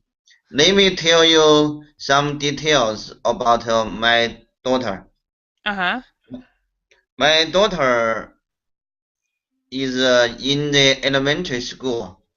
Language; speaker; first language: English; non-native, learner; Chinese